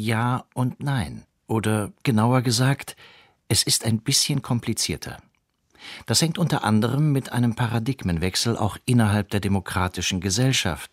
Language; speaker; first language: German; native; German